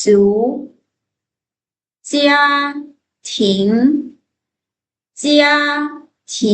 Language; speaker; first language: Chinese; non-native, fluent; Lao